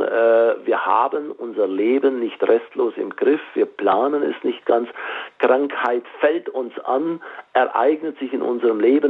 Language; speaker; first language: German; native; German